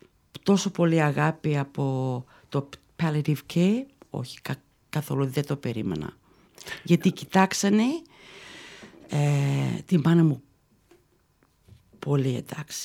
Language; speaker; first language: Greek; early bilingual, heritage; Greek